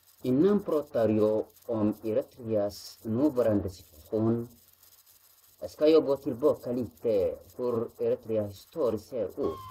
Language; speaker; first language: Swedish; non-native, learner; Tigrinya